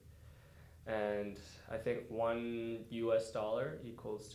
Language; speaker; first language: English; non-native, local second language; Cantonese